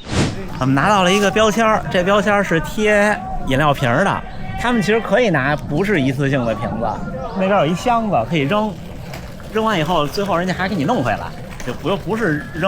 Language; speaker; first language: Chinese; native; Chinese